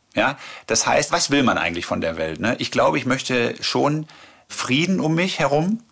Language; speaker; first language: German; native; German